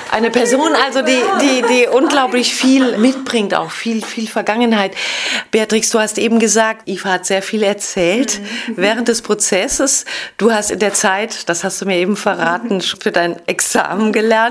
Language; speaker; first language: German; native; German